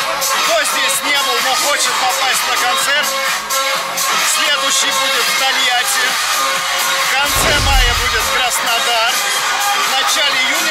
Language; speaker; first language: Russian; native; Russian